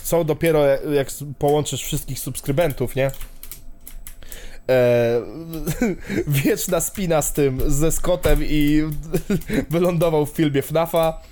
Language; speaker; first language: Polish; native; Polish